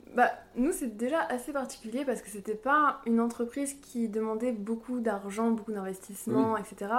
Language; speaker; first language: French; native; French